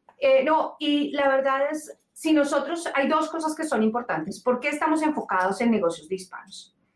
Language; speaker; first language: Spanish; native; Spanish